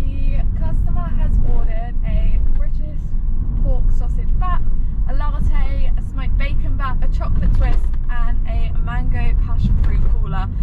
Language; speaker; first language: English; native; English